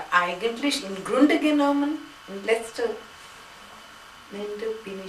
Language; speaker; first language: German; non-native, fluent; Gujarati